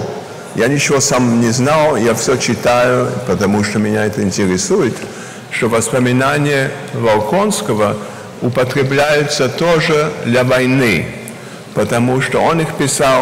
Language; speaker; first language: Russian; early bilingual, heritage; Russian